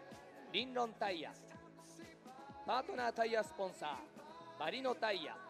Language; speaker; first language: Japanese; native; Japanese